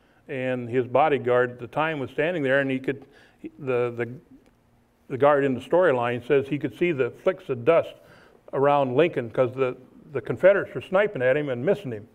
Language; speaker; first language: English; native; English